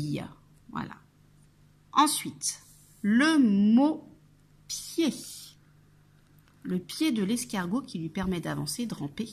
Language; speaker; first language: French; native; French